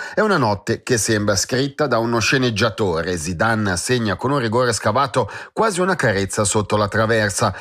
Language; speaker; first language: Italian; native; Italian